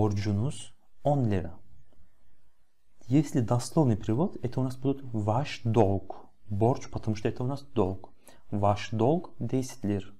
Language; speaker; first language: Russian; non-native, fluent; Turkish